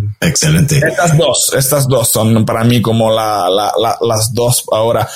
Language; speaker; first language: Spanish; non-native, fluent; Italian